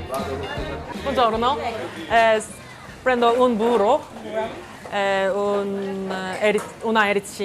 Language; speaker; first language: Italian; non-native, learner; Korean